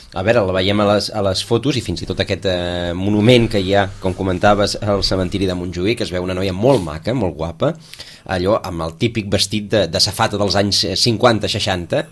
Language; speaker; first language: Catalan; native; Catalan